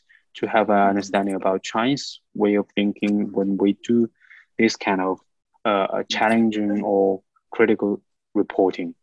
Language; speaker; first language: English; non-native, fluent; Chinese